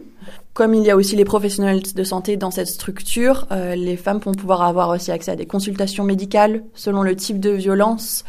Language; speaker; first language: French; native; French